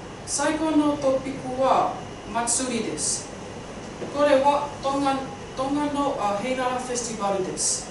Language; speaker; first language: Japanese; non-native, learner; Tongan